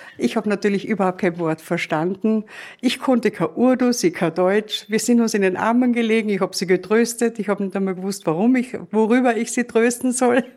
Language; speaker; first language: German; native; German